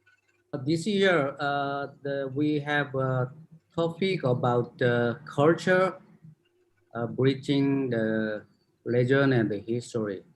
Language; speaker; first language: English; non-native, fluent; Korean